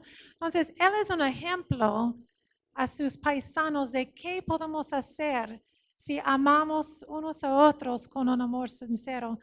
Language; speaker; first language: Spanish; non-native, fluent; English